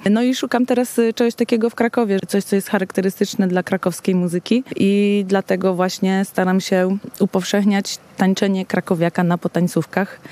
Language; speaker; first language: Polish; native; Polish